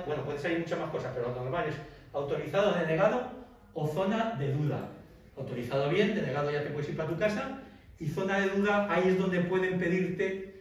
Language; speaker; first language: Spanish; native; Spanish